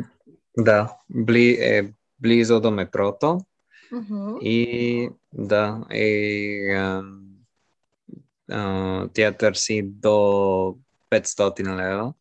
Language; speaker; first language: Bulgarian; non-native, learner; French